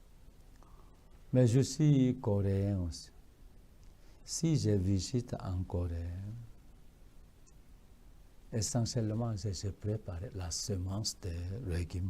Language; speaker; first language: French; non-native, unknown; Korean